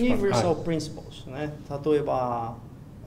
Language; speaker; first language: Japanese; non-native, learner; Portuguese